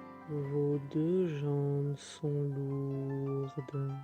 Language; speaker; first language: French; native; French